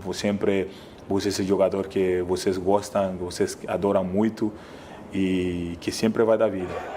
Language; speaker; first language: Portuguese; non-native, fluent; Spanish